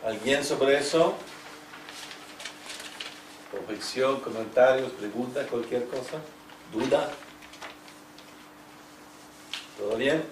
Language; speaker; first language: Spanish; non-native, fluent; French